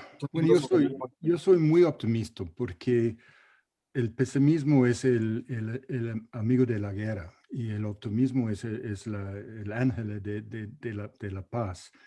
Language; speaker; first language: Spanish; non-native, fluent; English